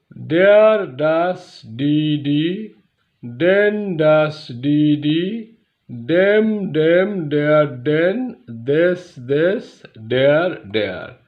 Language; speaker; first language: German; non-native, fluent; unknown